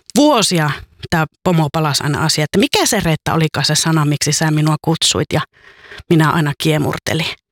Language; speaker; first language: Finnish; native; Finnish